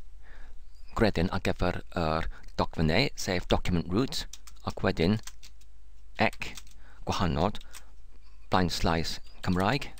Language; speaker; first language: Welsh; non-native, learner; English